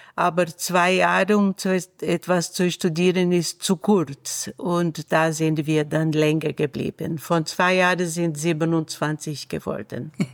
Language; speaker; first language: German; non-native, fluent; Portuguese